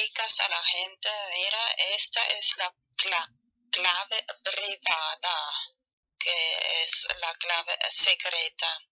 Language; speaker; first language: Spanish; non-native, fluent; German